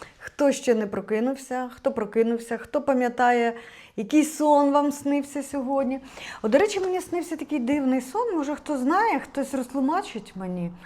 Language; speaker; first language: Ukrainian; non-native, local second language; Russian